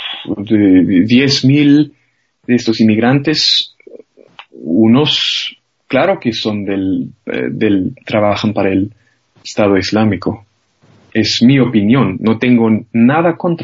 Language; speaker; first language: Spanish; non-native, fluent; German